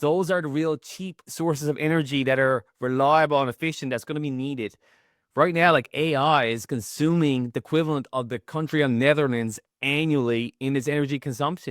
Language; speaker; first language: English; native; English